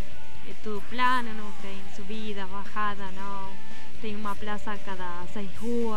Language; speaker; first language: Portuguese; non-native, learner; Spanish